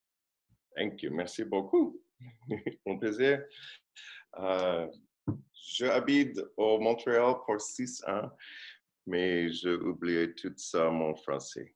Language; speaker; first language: French; non-native, learner; English